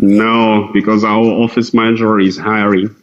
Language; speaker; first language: English; non-native, fluent; Russian